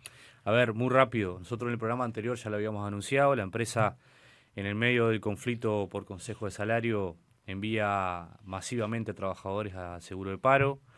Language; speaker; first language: Spanish; native; Spanish